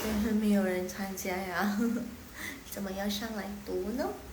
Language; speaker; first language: Chinese; non-native, fluent; Indonesian